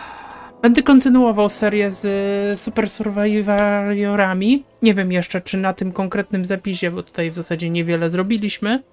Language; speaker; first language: Polish; native; Polish